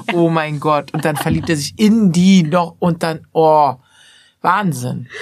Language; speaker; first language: German; early bilingual, other home language; Persian